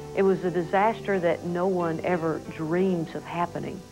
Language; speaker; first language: English; native; English